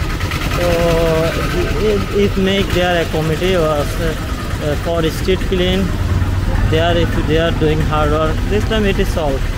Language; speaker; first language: English; non-native, learner; Bangla